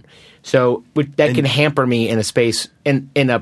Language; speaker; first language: English; native; English